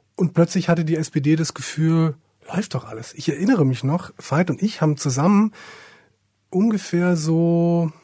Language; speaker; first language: German; native; German